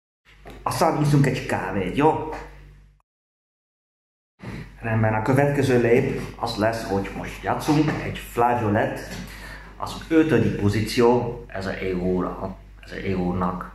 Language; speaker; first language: Hungarian; non-native, learner; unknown